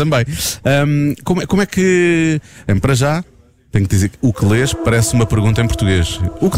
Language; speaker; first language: Portuguese; native; Portuguese